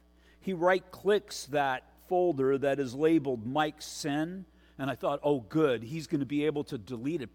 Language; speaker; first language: English; native; English